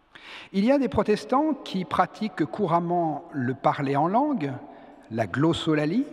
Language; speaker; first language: French; native; French